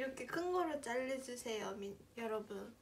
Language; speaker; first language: Korean; non-native, fluent; Japanese